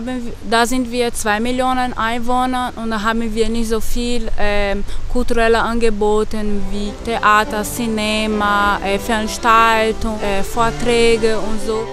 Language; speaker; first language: German; non-native, fluent; Portuguese